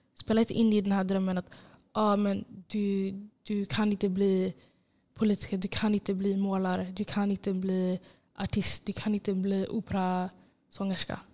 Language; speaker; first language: Swedish; early bilingual, other home language; Somali